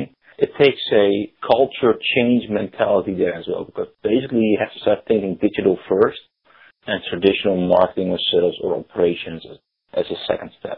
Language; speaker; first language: English; non-native, fluent; Dutch